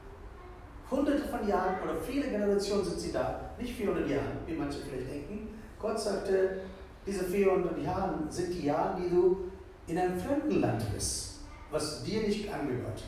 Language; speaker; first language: German; non-native, fluent; Tamil